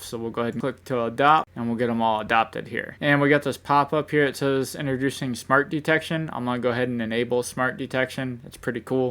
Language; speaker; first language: English; native; English